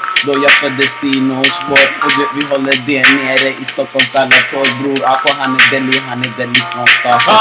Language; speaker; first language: Swedish; native; Swedish